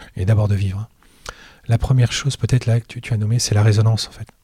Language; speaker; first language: French; native; French